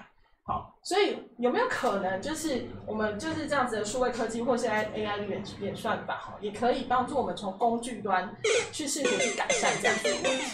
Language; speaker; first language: Chinese; native; Chinese